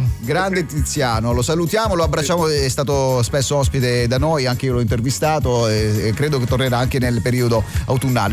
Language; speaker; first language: Italian; native; Italian